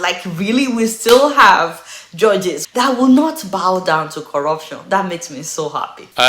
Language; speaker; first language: English; non-native, local second language; Yoruba